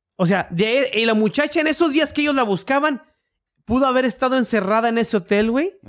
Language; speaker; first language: Spanish; early bilingual, heritage; English